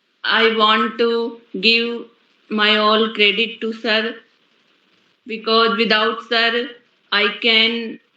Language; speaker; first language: English; non-native, learner; Hindi